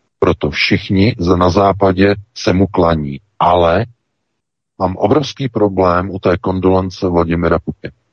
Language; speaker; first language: Czech; native; Czech